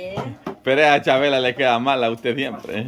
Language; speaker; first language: Spanish; native; Spanish